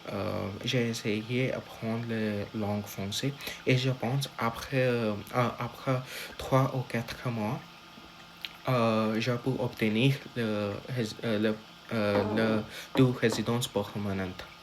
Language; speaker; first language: French; non-native, learner; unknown